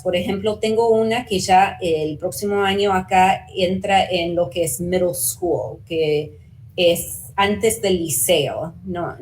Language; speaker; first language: Spanish; early bilingual, heritage; Spanish